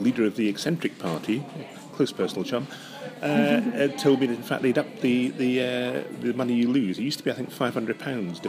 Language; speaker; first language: English; native; English